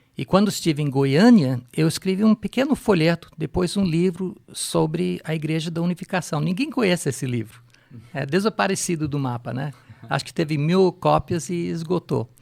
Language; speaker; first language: Portuguese; non-native, fluent; English